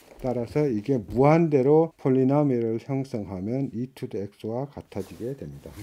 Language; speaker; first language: Korean; native; Korean